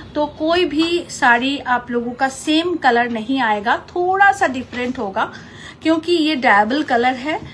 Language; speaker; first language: Hindi; non-native, local second language; Bangla